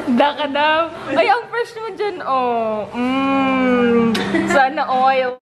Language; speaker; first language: Filipino; non-native, local second language; Bikol